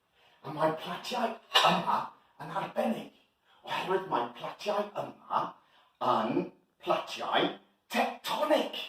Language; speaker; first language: Welsh; non-native, learner; English